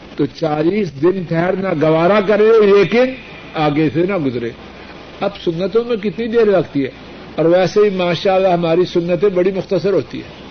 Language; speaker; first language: Urdu; non-native, local second language; Punjabi